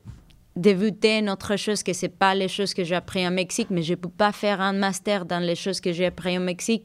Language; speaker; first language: French; non-native, learner; Spanish